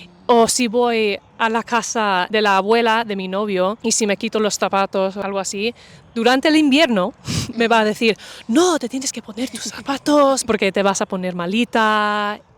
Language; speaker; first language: Spanish; non-native, fluent; English